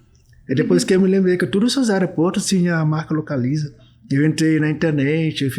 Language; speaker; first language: Portuguese; non-native, fluent; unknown